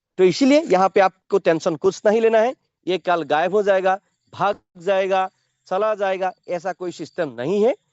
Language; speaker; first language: Hindi; non-native, local second language; Assamese